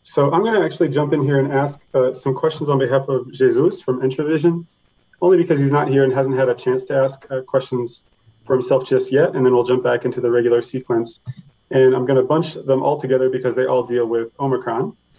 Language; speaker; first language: English; native; English